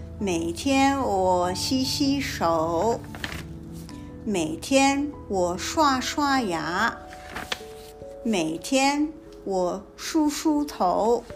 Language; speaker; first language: Chinese; non-native, fluent; English